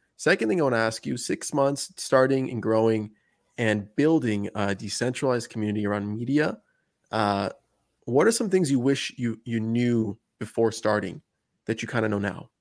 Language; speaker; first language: English; native; English